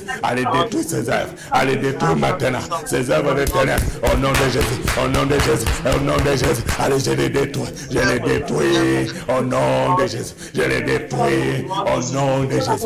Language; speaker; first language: French; non-native, local second language; Lingala